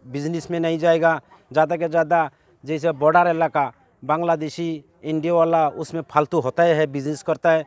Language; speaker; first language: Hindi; non-native, local second language; Bangla